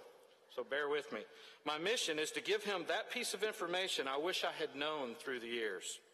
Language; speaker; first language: English; native; English